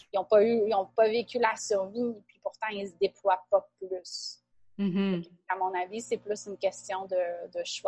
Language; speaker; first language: French; native; French